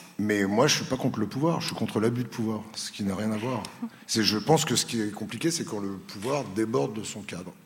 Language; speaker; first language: French; native; French